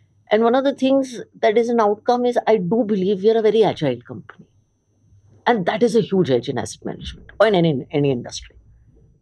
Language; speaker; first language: English; early bilingual, other home language; Hindi